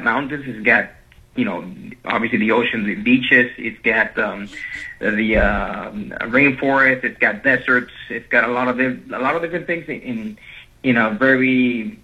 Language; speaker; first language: English; non-native, fluent; Spanish